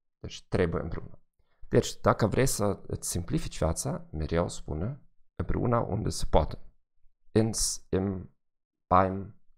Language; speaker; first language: Romanian; non-native, fluent; German